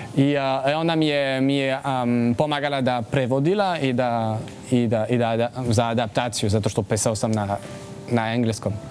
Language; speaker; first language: Serbian; non-native, learner; French